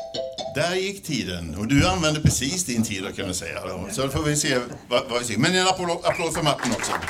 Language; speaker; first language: Swedish; native; Swedish